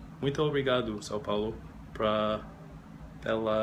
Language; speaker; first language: Portuguese; non-native, learner; English